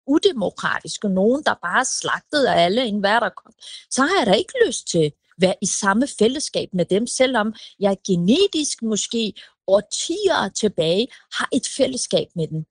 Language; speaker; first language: Danish; early bilingual, other home language; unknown